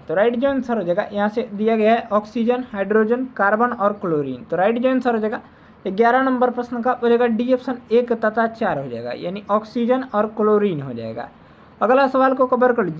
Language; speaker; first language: Hindi; native; Hindi